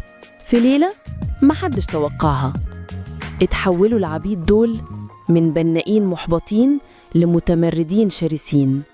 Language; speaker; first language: Arabic; native; Arabic